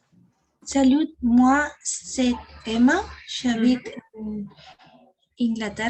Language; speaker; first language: French; non-native, learner; Spanish